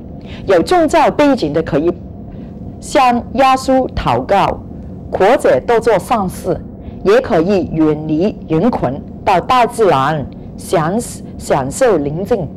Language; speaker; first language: Chinese; non-native, local second language; Cantonese